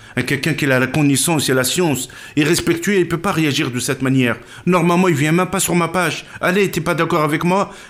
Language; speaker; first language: French; non-native, local second language; Arabic